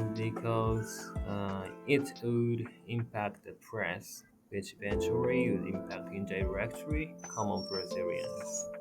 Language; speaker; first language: English; non-native, learner; Japanese